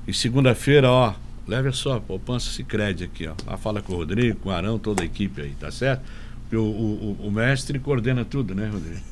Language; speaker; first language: Portuguese; native; Portuguese